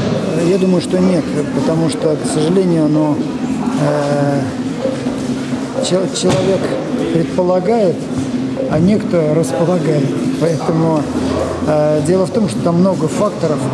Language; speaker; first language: Russian; native; Russian